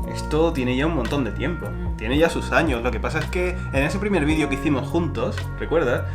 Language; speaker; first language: Spanish; native; Spanish